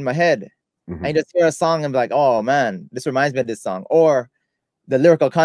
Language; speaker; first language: English; native; English